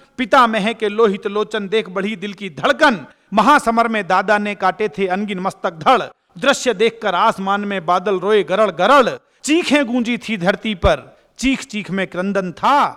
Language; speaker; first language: Hindi; native; Hindi